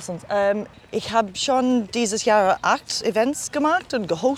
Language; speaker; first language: German; non-native, learner; English